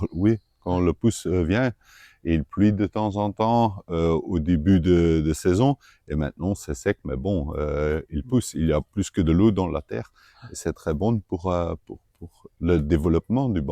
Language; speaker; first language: French; non-native, local second language; Dutch